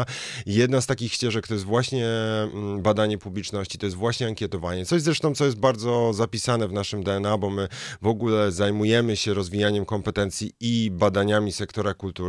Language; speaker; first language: Polish; native; Polish